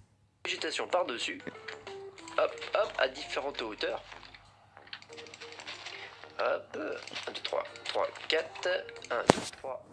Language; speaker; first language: French; native; French